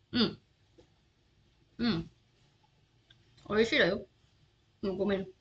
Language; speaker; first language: Japanese; non-native, learner; Indonesian